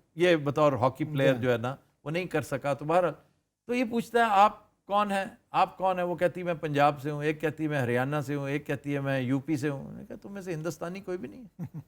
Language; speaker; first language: Urdu; non-native, local second language; Punjabi